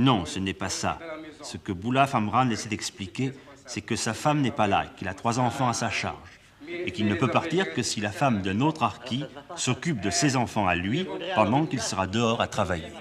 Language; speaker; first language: French; native; French